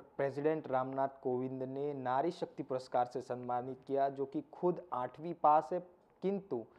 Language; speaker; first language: Hindi; non-native, local second language; Gujarati